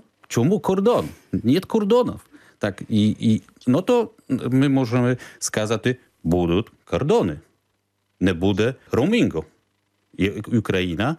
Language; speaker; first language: Ukrainian; non-native, learner; Polish